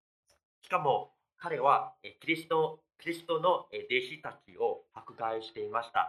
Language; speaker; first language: Japanese; non-native, fluent; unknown